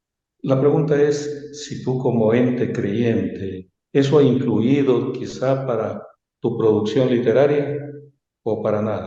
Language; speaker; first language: Spanish; native; Spanish